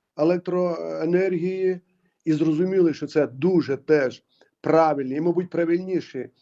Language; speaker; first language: Ukrainian; native; Ukrainian